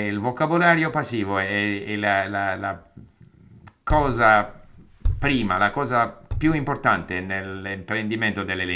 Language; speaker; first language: Italian; non-native, fluent; English